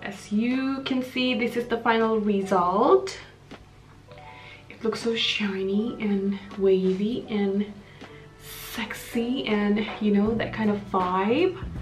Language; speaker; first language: English; non-native, fluent; Indonesian